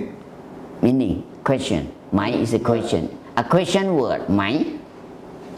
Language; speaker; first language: English; non-native, learner; Thai